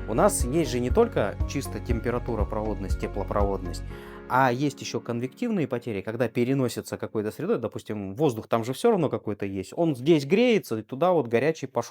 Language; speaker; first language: Russian; native; Russian